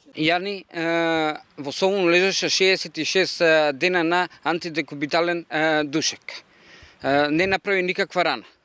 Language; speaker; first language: Macedonian; native; Macedonian